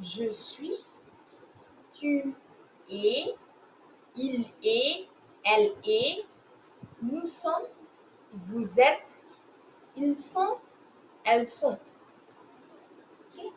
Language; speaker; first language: French; non-native, fluent; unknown